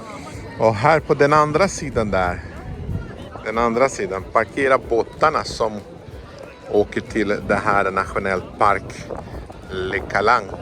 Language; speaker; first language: Swedish; non-native, fluent; Portuguese